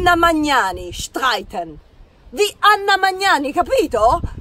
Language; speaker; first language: German; non-native, fluent; Italian